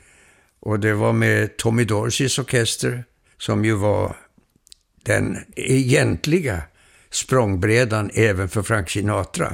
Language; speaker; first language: Swedish; early bilingual, heritage; Swedish